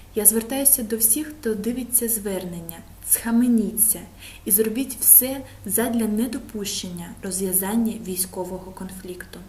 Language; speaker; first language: Ukrainian; non-native, local second language; Russian